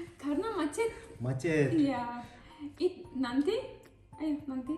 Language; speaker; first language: Indonesian; non-native, learner; Turkish